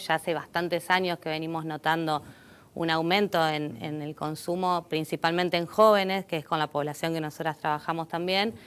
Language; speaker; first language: Spanish; native; Spanish